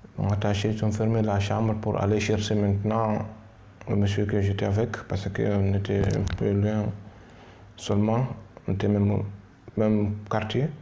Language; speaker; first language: French; non-native, local second language; Fula